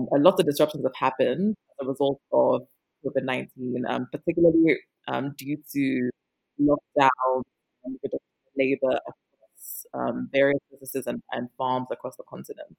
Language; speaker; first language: English; non-native, local second language; Akan